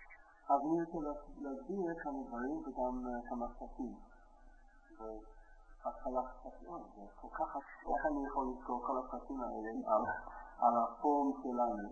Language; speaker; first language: Hebrew; non-native, fluent; English